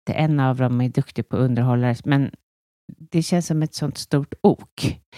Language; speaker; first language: Swedish; native; Swedish